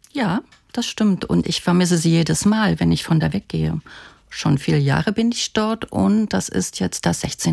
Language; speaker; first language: German; native; German